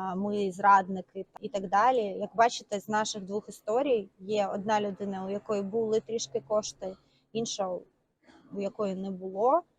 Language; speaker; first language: Ukrainian; native; Ukrainian